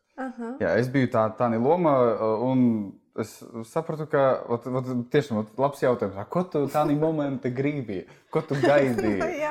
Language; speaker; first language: Latvian; non-native, local second language; Russian